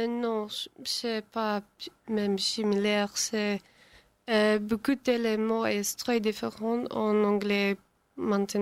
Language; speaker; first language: French; non-native, learner; English